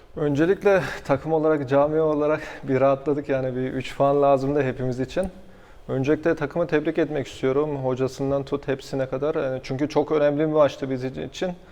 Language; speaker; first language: Turkish; early bilingual, heritage; Turkish